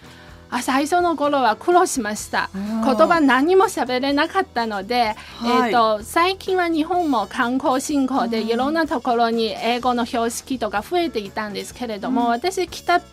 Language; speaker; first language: Japanese; non-native, fluent; Chinese